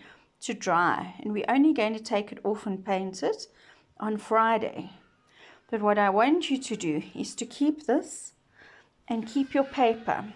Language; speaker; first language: English; native; English